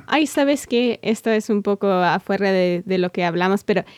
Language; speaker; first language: Spanish; non-native, fluent; English